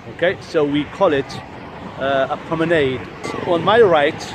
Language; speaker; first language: English; non-native, fluent; Arabic